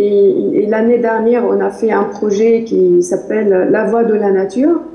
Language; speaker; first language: French; non-native, fluent; Arabic